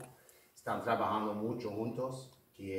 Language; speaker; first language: Spanish; non-native, fluent; English